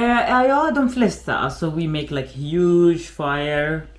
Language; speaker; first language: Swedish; non-native, fluent; Arabic